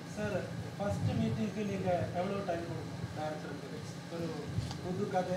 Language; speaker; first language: Tamil; non-native, local second language; Malayalam